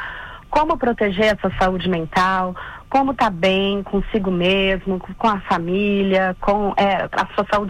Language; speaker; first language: Portuguese; native; Portuguese